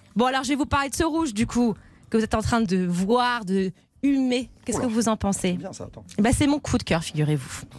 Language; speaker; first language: French; native; French